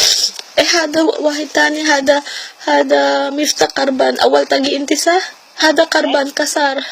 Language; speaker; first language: Arabic; non-native, learner; Filipino